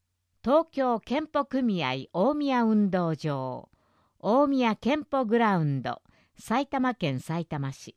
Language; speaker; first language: Japanese; native; Japanese